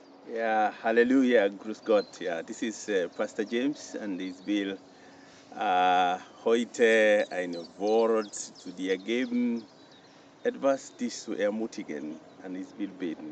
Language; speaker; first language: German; non-native, fluent; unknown